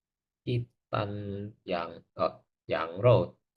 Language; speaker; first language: Chinese; non-native, learner; Indonesian